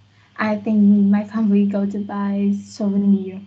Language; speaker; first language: English; non-native, learner; Vietnamese